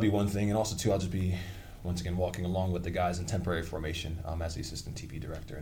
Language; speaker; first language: English; native; English